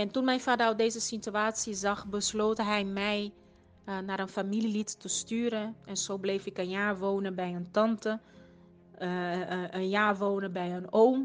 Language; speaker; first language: Dutch; early bilingual, other home language; Portuguese